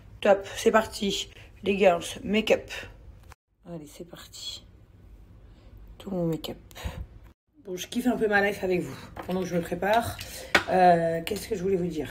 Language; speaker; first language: French; native; French